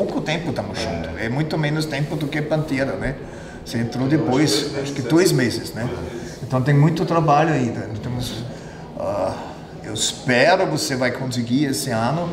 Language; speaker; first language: Portuguese; non-native, fluent; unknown